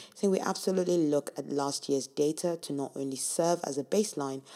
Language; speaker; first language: English; non-native, local second language; Yoruba